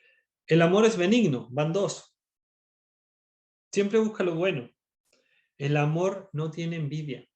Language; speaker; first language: Spanish; native; Spanish